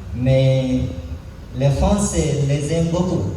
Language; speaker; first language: French; non-native, learner; Sinhala